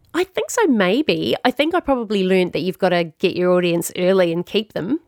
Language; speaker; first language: English; native; English